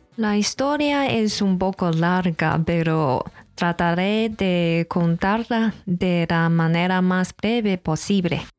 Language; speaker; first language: Spanish; non-native, learner; Chinese